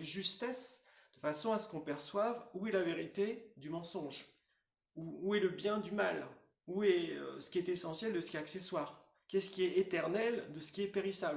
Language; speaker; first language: French; native; French